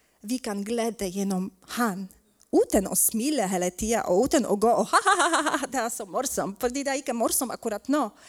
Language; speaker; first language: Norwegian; non-native, learner; Polish